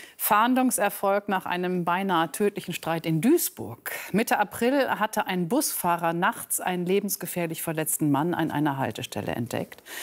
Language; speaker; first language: German; native; German